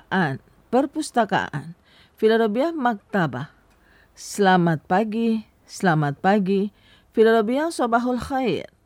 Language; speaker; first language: Arabic; non-native, fluent; Indonesian